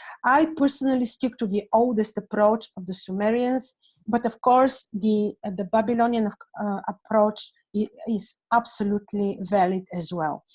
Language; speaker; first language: English; non-native, fluent; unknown